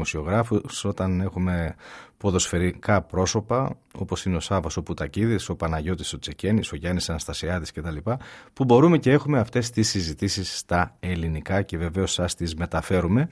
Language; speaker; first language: Greek; native; Greek